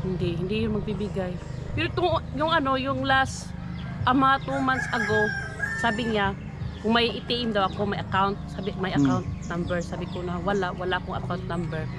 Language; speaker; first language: Filipino; non-native, local second language; Cebuano